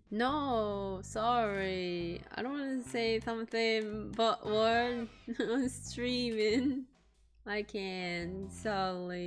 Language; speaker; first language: English; non-native, learner; Japanese